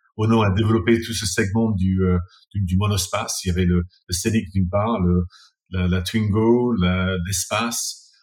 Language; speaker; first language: French; non-native, fluent; English